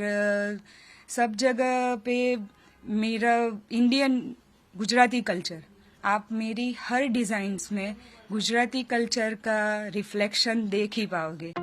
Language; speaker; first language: Hindi; non-native, local second language; Gujarati